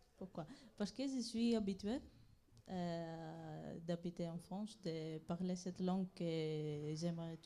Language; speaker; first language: French; non-native, fluent; Greek